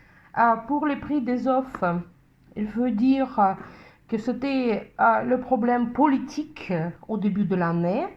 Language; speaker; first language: French; non-native, fluent; Russian